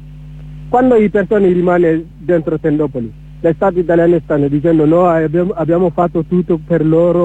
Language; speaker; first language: Italian; non-native, learner; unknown